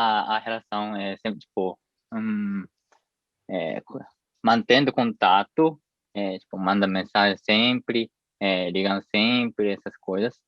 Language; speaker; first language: Portuguese; non-native, fluent; Japanese